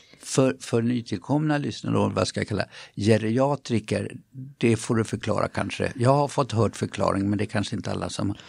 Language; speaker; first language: Swedish; non-native, fluent; German